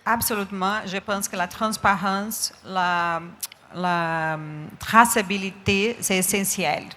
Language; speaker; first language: French; non-native, learner; Portuguese